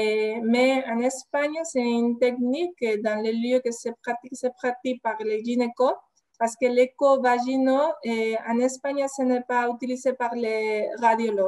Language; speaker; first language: French; non-native, fluent; Spanish